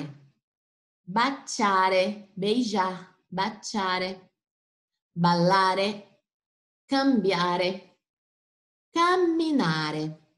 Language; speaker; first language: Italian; non-native, fluent; Portuguese